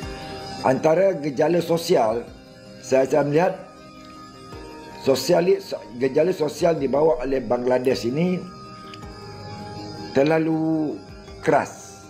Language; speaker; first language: Malay; native; Malay